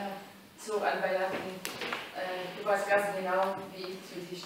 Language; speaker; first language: German; non-native, learner; Arabic